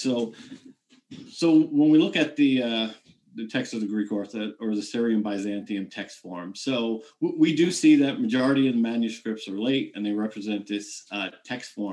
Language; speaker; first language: English; native; English